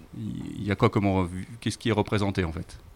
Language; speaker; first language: French; native; French